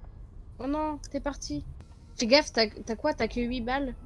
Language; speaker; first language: French; native; French